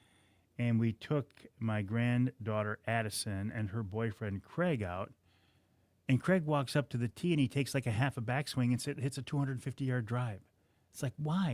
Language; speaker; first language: English; native; English